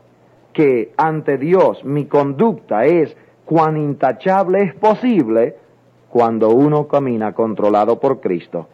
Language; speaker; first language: Spanish; native; Spanish